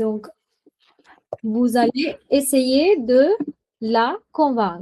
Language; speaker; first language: French; non-native, fluent; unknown